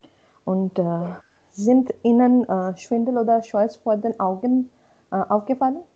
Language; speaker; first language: German; non-native, learner; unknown